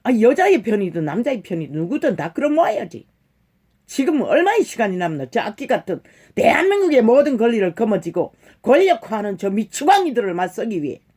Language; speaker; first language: Korean; native; Korean